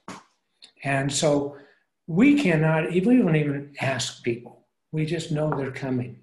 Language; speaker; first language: English; native; English